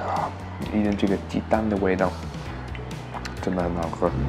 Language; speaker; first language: Chinese; non-native, fluent; German